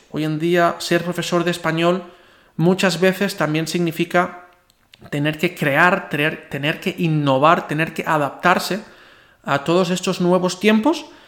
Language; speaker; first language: Spanish; non-native, local second language; Catalan